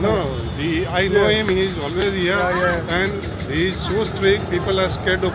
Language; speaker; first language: English; non-native, local second language; Gujarati